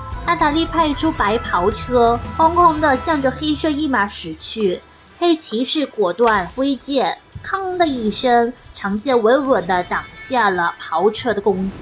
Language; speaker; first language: Chinese; native; Chinese